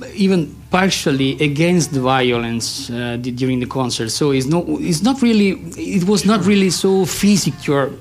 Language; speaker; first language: English; non-native, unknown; Italian